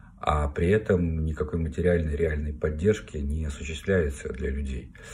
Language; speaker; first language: Russian; native; Russian